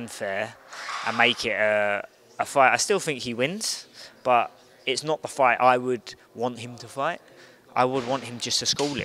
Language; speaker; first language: English; native; English